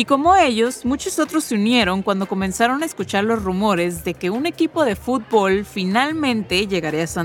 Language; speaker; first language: Spanish; native; Spanish